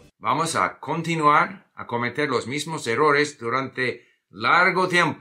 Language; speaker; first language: Spanish; non-native, fluent; English